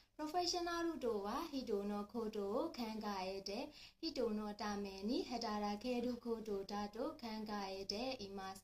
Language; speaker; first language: Japanese; non-native, learner; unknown